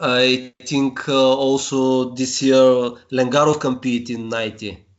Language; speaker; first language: English; non-native, learner; Bulgarian